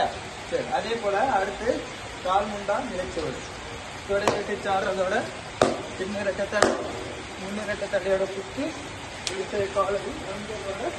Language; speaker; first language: Tamil; native; Tamil